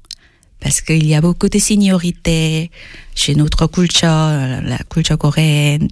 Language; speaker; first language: French; non-native, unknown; Korean